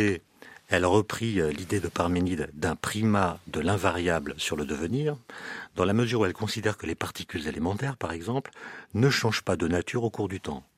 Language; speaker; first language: French; native; French